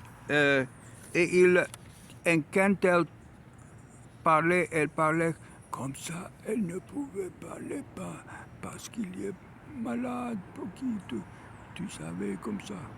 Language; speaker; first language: French; non-native, learner; Arabic